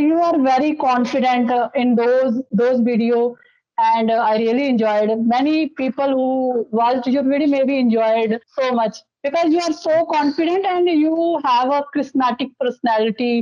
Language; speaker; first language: English; non-native, local second language; Dogri